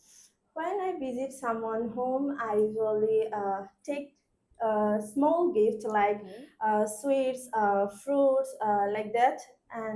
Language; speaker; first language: English; non-native, learner; Bangla